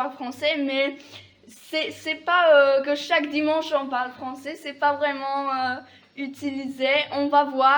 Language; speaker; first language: French; non-native, fluent; Polish